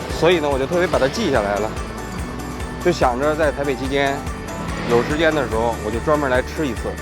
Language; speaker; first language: Chinese; native; Chinese